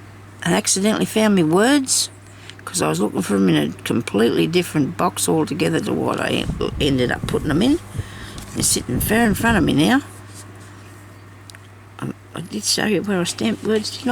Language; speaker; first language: English; native; English